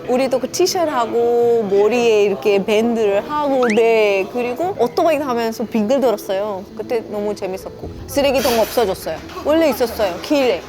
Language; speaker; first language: Korean; non-native, fluent; Hindi